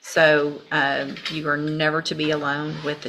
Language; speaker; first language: English; native; English